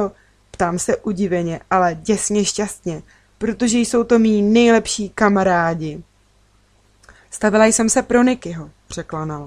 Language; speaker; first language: Czech; native; Czech